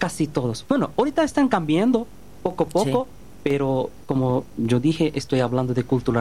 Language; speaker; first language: Spanish; non-native, learner; Bangla